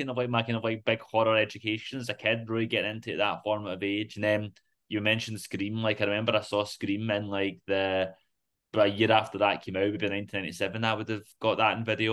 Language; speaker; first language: English; native; English